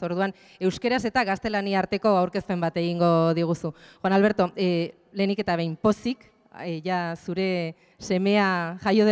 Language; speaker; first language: Basque; native; Basque